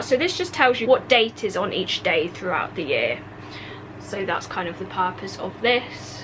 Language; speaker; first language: English; native; English